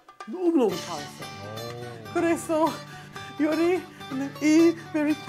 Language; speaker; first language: Korean; non-native, learner; English